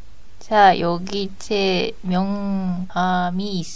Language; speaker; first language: Korean; non-native, learner; Japanese